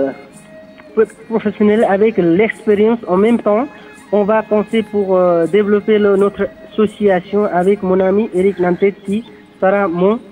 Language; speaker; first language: French; non-native, learner; Nepali